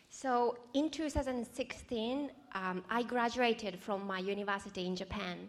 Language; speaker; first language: English; non-native, fluent; Japanese